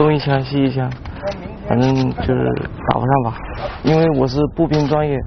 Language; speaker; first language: Chinese; native; Chinese